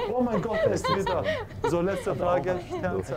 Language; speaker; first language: German; native; German